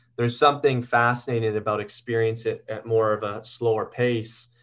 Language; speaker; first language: English; native; English